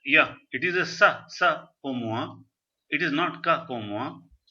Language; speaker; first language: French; non-native, fluent; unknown